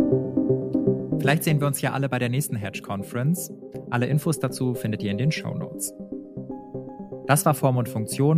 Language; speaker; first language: German; native; German